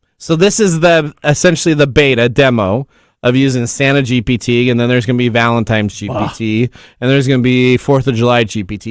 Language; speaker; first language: English; native; English